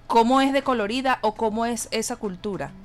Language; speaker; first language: Spanish; native; Spanish